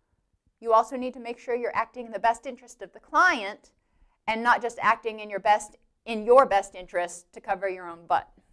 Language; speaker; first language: English; native; English